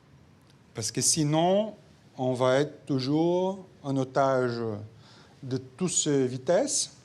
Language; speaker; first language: French; non-native, fluent; Portuguese